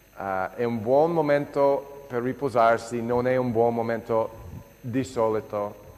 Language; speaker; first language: Italian; non-native, fluent; English